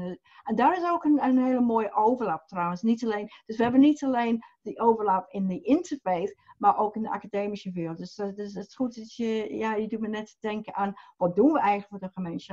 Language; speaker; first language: Dutch; non-native, fluent; English